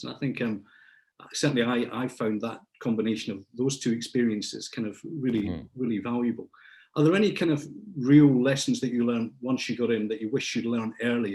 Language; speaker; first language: English; native; English